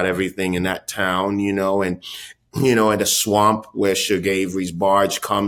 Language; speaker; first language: English; non-native, local second language; Akan